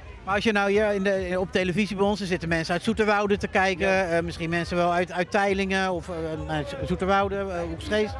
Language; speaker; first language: Dutch; native; Dutch